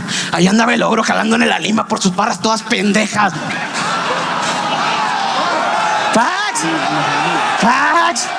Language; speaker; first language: Spanish; native; Spanish